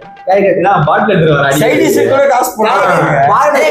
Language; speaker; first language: Tamil; native; Tamil